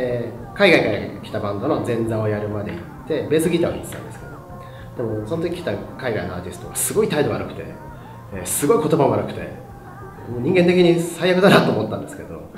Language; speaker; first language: Japanese; native; Japanese